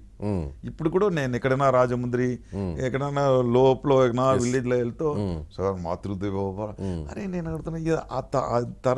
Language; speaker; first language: Telugu; non-native, learner; Tamil